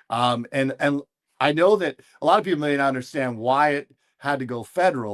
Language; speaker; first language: English; native; English